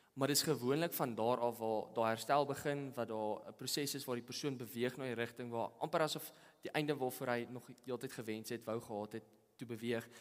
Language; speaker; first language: Afrikaans; native; Afrikaans